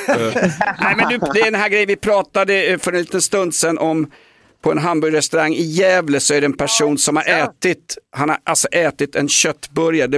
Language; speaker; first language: Swedish; native; Swedish